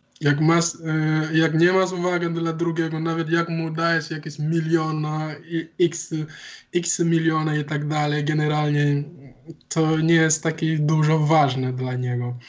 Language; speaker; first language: Polish; non-native, learner; Wolof